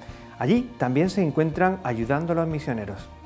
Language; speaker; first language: Spanish; native; Spanish